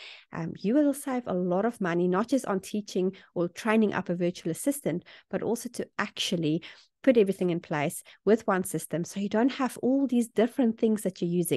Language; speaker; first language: English; native; English